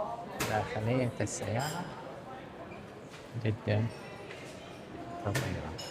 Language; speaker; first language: Arabic; native; Arabic